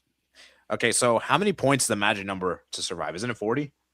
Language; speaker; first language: English; native; English